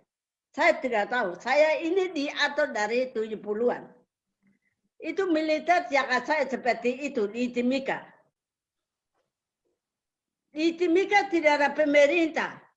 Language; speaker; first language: Indonesian; non-native, local second language; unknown